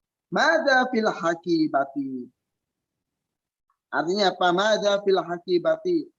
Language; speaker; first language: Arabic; non-native, fluent; Indonesian